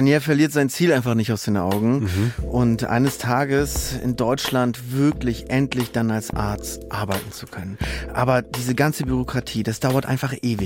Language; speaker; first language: German; native; German